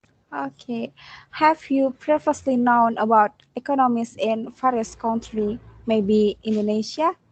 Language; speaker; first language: English; non-native, learner; Indonesian